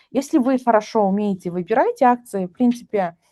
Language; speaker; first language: Russian; non-native, local second language; Kazakh